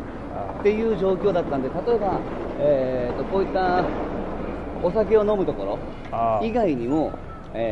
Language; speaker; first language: Japanese; native; Japanese